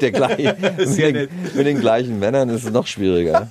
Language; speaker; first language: German; native; German